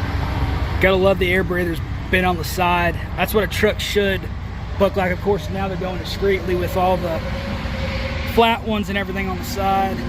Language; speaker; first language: English; native; English